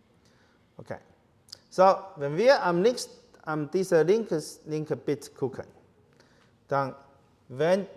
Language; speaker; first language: German; non-native, learner; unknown